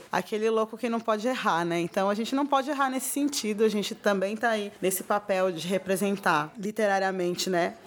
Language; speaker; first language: Portuguese; native; Portuguese